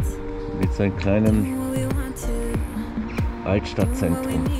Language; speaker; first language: German; non-native, fluent; French